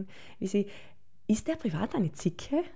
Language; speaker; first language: German; native; German